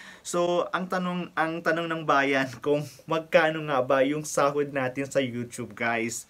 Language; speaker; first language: Filipino; native; Filipino